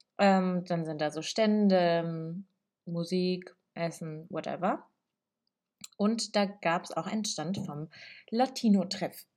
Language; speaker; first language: German; early bilingual, other home language; Italian